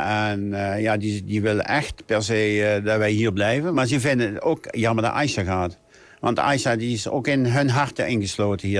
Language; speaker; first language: Dutch; native; Dutch